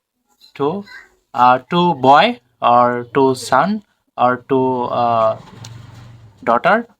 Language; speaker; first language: English; non-native, fluent; Bangla